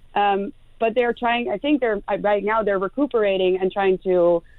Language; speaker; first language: English; non-native, fluent; Dutch